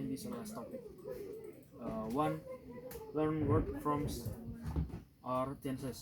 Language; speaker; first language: English; non-native, learner; Indonesian